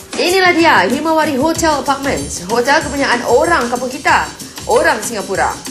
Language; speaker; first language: Malay; native; Malay